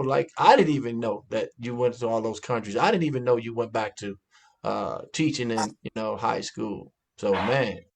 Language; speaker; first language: English; native; English